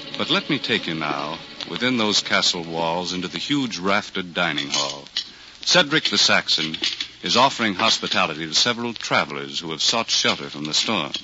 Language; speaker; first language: English; native; English